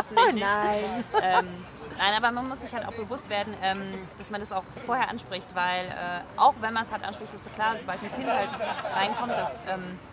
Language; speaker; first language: German; early bilingual, heritage; French